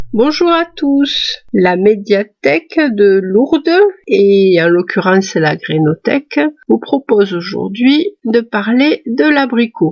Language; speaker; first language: French; native; French